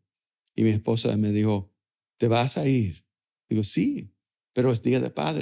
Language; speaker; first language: Spanish; early bilingual, other home language; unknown